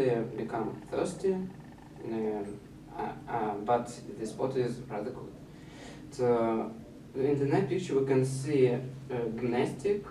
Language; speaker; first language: English; non-native, learner; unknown